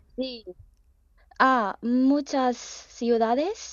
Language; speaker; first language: Spanish; non-native, learner; Korean